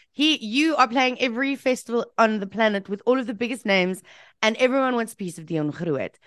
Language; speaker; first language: English; native; English